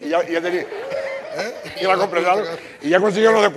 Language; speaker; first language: Spanish; native; Spanish